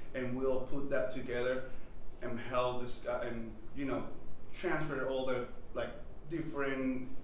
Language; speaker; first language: English; non-native, fluent; Spanish